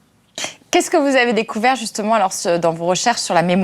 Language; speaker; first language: French; native; French